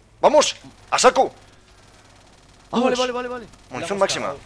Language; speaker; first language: Spanish; native; Spanish